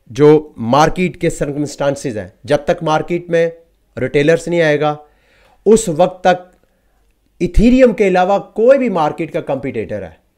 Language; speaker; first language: Urdu; native; Urdu